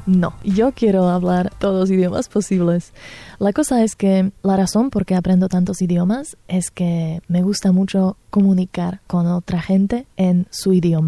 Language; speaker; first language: Spanish; non-native, fluent; Slovak